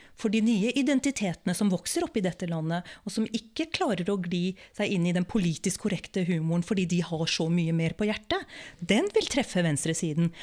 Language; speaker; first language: Norwegian; early bilingual, other home language; Urdu